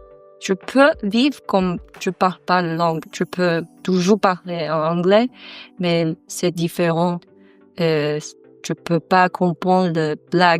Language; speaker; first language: French; non-native, learner; Chinese